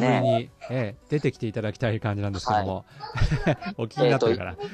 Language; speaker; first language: Japanese; native; Japanese